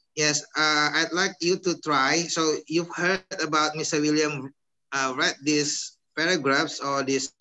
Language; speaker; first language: English; non-native, fluent; Indonesian